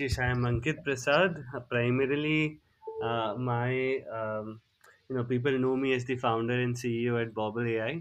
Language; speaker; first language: English; non-native, local second language; Hindi